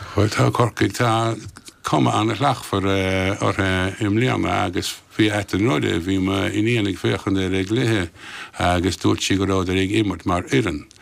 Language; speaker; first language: Irish; non-native, local second language; English